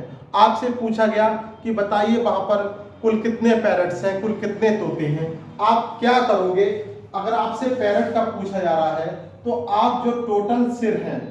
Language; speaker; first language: Hindi; native; Hindi